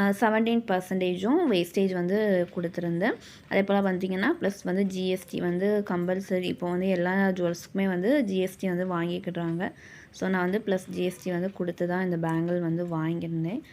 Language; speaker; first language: Tamil; native; Tamil